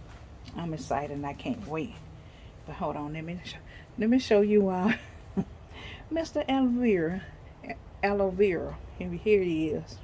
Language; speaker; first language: English; native; English